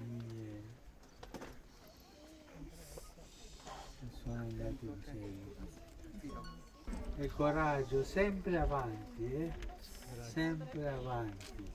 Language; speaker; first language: Italian; non-native, fluent; Spanish